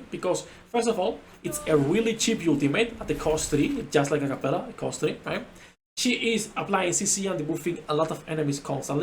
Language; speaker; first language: English; non-native, fluent; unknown